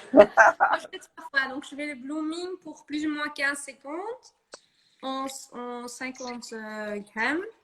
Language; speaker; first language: French; non-native, fluent; Dutch